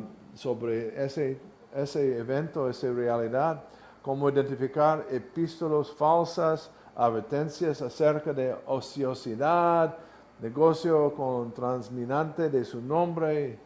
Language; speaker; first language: Spanish; non-native, learner; English